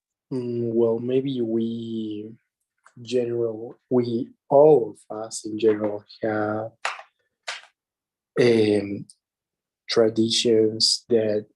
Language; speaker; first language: English; non-native, learner; Spanish